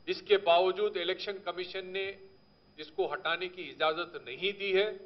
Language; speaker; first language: Hindi; non-native, local second language; Telugu